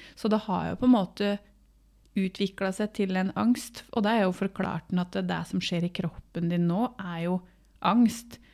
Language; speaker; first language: Norwegian; native; Norwegian